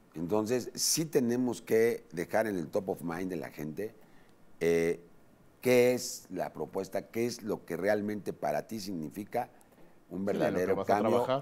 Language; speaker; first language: Spanish; native; Spanish